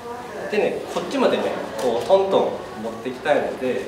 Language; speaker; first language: Japanese; native; Japanese